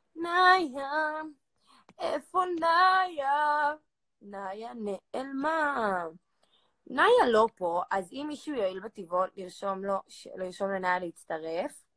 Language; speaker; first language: Hebrew; native; Hebrew